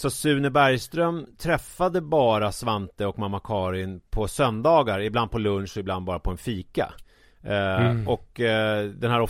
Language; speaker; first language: Swedish; native; Swedish